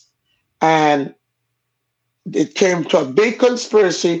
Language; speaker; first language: English; non-native, local second language; Jamaican Creole English